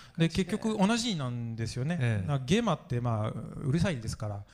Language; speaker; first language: Japanese; non-native, fluent; French